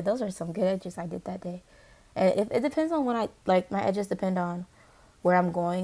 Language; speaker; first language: English; native; English